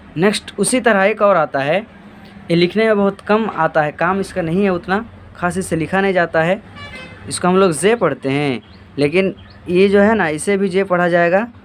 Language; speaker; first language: Hindi; native; Hindi